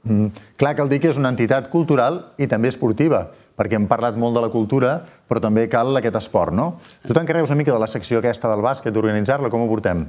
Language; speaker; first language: Catalan; native; Catalan